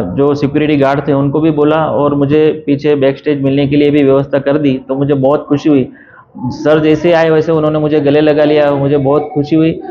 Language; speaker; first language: Hindi; non-native, local second language; Marathi